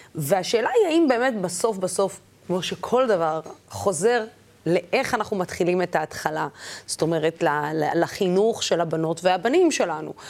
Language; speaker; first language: Hebrew; non-native, local second language; Arabic